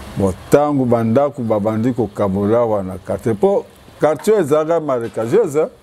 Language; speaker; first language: Lingala; native; Lingala